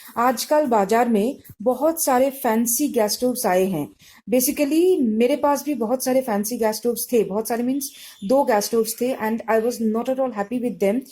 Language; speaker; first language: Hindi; non-native, local second language; Bangla